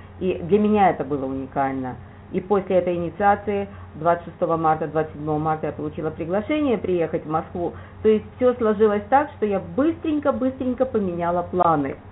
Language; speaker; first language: Russian; native; Russian